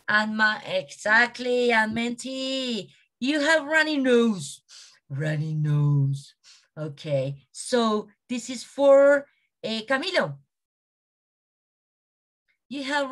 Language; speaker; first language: English; non-native, learner; Spanish